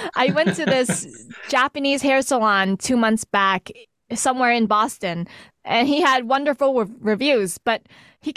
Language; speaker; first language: English; native; English